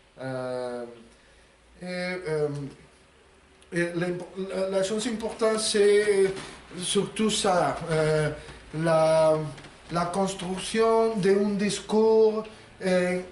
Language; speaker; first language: French; non-native, learner; Spanish